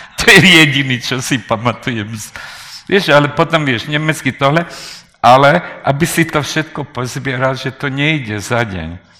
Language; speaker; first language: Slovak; non-native, local second language; Hungarian